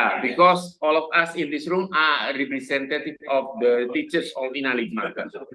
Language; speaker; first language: English; non-native, learner; Indonesian